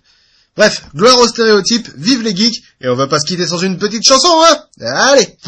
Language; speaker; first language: French; native; French